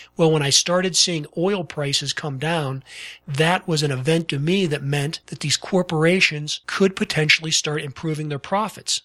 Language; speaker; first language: English; native; English